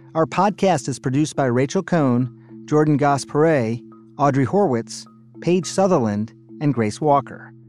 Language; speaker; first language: English; native; English